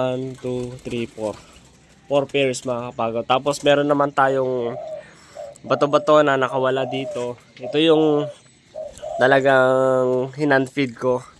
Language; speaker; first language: Filipino; native; Filipino